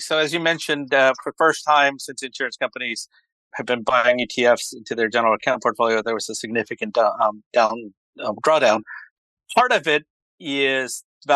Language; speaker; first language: English; native; English